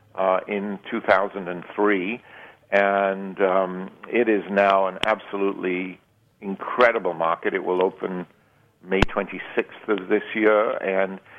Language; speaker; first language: English; native; English